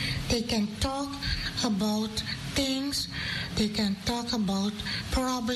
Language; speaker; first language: English; non-native, learner; Dutch